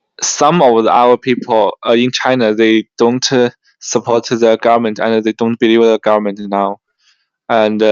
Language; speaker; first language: English; non-native, learner; Chinese